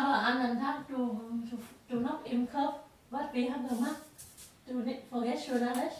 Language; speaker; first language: German; non-native, learner; Vietnamese